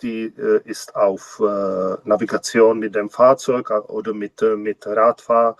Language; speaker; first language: German; non-native, learner; Czech